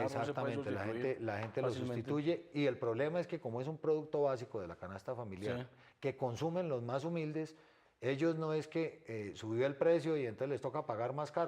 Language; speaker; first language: Spanish; native; Spanish